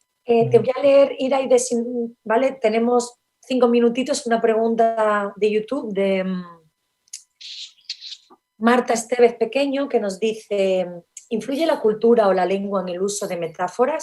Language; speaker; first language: Spanish; native; Spanish